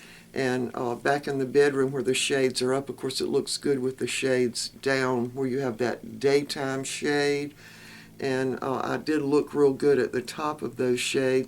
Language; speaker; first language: English; native; English